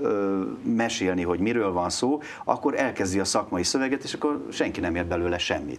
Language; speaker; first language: Hungarian; native; Hungarian